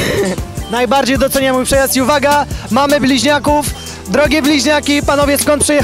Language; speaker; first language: Polish; native; Polish